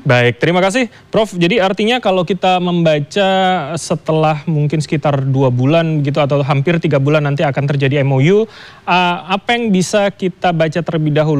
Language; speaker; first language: Indonesian; native; Indonesian